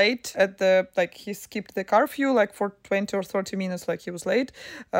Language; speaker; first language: English; non-native, fluent; Ukrainian